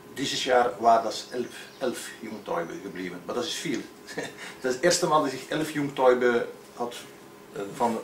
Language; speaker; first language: German; non-native, learner; Dutch